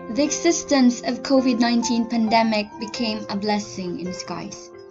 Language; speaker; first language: English; non-native, local second language; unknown